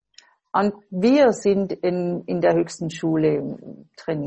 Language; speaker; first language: German; non-native, fluent; English